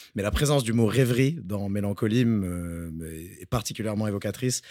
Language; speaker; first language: French; early bilingual, other home language; Spanish